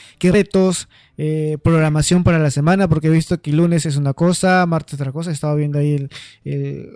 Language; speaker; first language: Spanish; native; Spanish